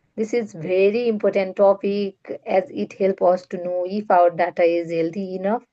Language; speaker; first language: English; non-native, fluent; Nepali